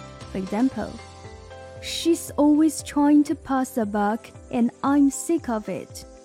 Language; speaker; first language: English; non-native, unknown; Chinese